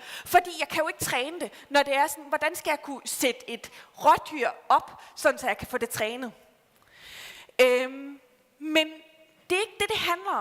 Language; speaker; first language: Danish; native; Danish